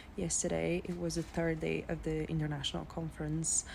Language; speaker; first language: English; non-native, fluent; Bulgarian